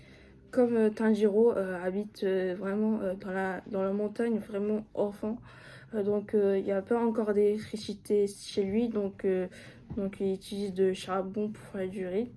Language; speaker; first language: French; non-native, fluent; Japanese